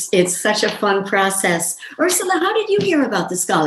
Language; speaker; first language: English; native; English